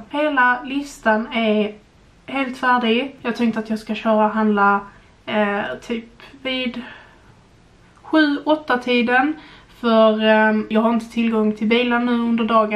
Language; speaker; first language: Swedish; native; Swedish